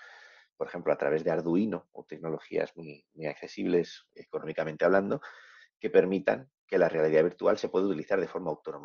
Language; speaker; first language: Spanish; native; Spanish